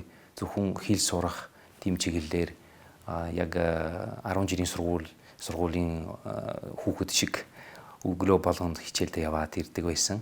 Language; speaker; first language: Mongolian; non-native, fluent; Italian